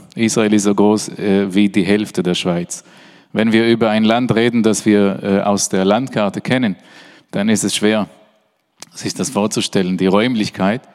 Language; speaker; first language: German; non-native, fluent; Hebrew